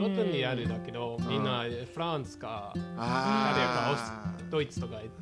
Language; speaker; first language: Japanese; non-native, fluent; English